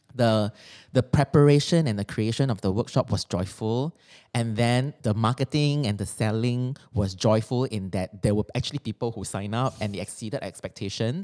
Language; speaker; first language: English; non-native, local second language; Chinese